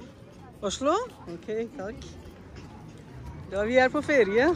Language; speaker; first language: Norwegian; non-native, learner; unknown